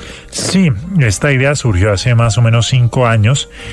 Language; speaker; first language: Spanish; native; Spanish